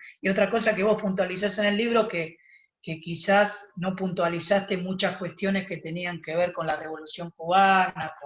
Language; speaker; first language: Spanish; native; Spanish